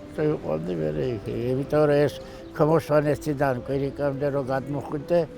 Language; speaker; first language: Georgian; non-native, local second language; Svan